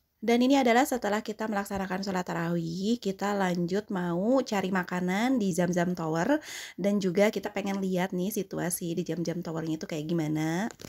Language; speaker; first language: Indonesian; native; Indonesian